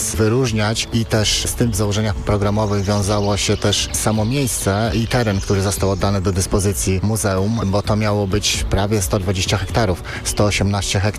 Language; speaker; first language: Polish; native; Polish